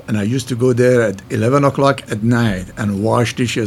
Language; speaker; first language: English; non-native, fluent; Persian